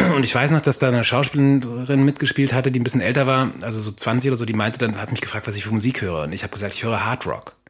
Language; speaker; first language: German; native; German